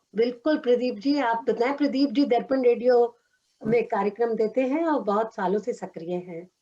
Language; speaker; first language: Hindi; native; Hindi